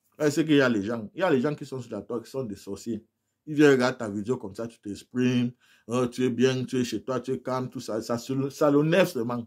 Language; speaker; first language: French; non-native, local second language; English